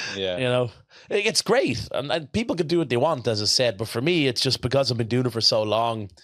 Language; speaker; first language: English; native; English